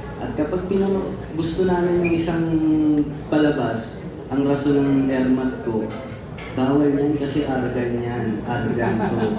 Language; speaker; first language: Filipino; native; Filipino